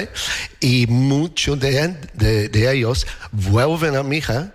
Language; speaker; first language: Spanish; non-native, learner; English